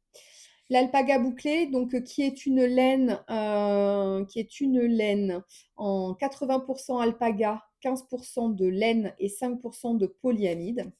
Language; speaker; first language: French; native; French